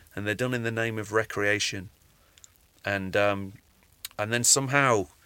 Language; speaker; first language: English; native; English